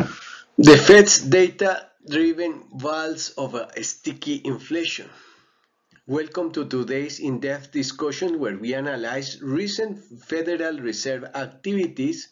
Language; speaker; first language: English; non-native, fluent; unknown